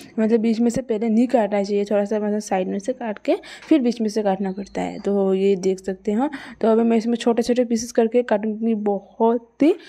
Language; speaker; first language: Hindi; non-native, local second language; Bangla